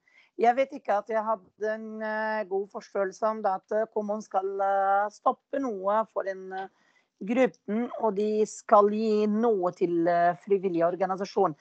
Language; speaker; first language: Norwegian; non-native, fluent; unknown